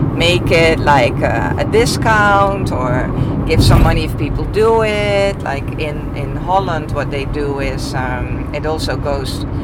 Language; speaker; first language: English; non-native, fluent; Dutch